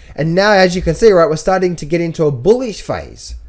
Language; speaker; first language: English; native; English